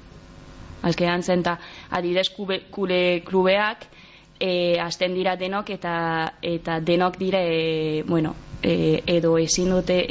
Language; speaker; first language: Basque; non-native, local second language; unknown